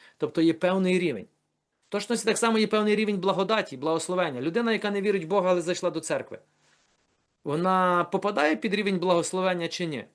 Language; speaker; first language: Ukrainian; native; Ukrainian